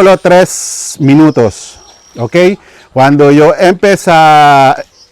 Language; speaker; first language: Spanish; non-native, learner; Filipino